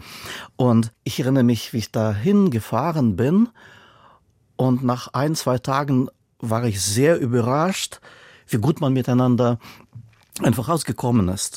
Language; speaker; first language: German; non-native, fluent; Russian